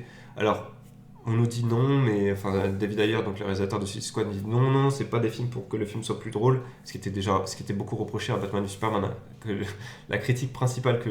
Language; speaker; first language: French; native; French